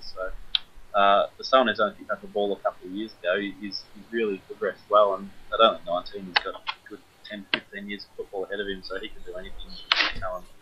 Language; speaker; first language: English; native; English